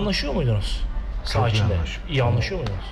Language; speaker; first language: Turkish; native; Turkish